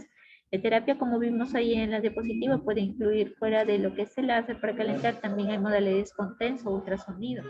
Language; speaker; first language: Spanish; native; Spanish